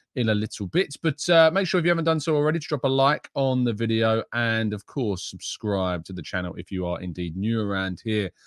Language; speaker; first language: English; native; English